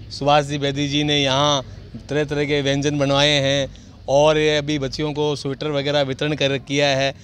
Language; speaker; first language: Hindi; native; Hindi